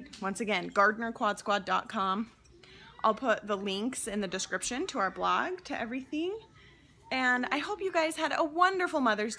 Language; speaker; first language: English; native; English